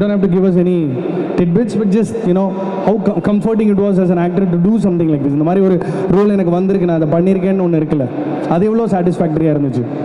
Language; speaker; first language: Tamil; native; Tamil